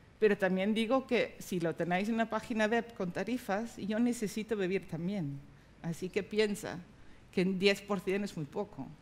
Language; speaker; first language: Spanish; non-native, fluent; Dutch